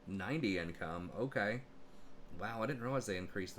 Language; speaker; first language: English; native; English